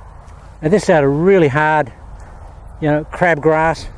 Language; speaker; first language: English; native; English